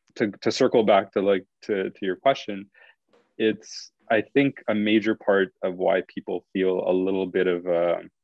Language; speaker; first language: English; native; English